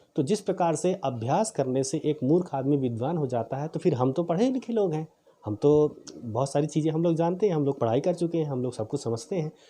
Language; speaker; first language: Hindi; native; Hindi